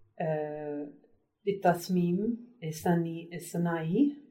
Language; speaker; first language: Arabic; non-native, learner; English